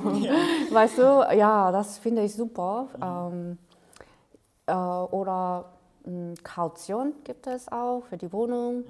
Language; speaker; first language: German; non-native, fluent; Korean